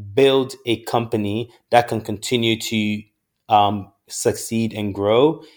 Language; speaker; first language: English; non-native, local second language; Akan